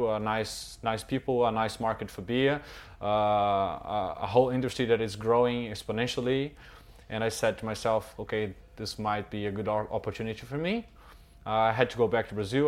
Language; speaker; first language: English; non-native, fluent; Portuguese